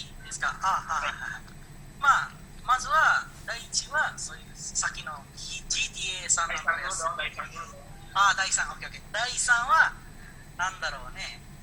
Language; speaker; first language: Japanese; non-native, learner; Indonesian